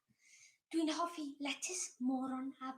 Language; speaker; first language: Welsh; non-native, learner; English